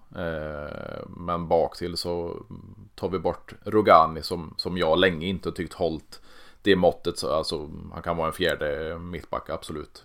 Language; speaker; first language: Swedish; native; Swedish